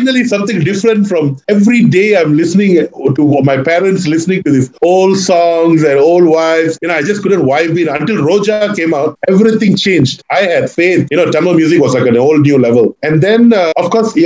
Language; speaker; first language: English; non-native, local second language; Tamil